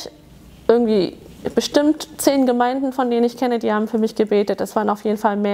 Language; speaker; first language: German; early bilingual, other home language; Tamil